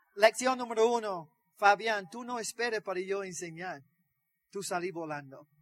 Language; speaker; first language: Spanish; non-native, learner; English